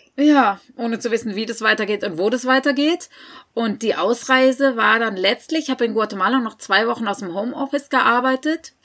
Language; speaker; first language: German; native; German